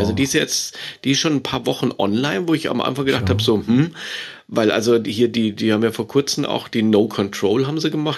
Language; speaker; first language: German; native; German